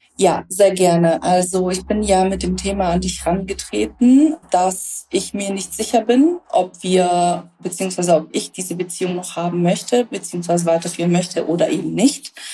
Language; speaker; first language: German; early bilingual, other home language; Russian